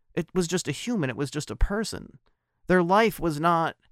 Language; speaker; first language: English; native; English